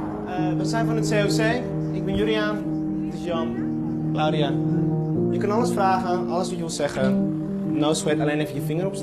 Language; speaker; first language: Dutch; native; Dutch